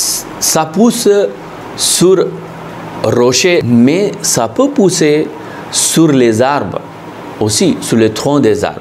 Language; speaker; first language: French; non-native, fluent; Hindi